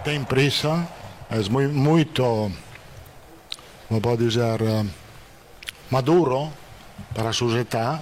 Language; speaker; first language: Spanish; non-native, fluent; Italian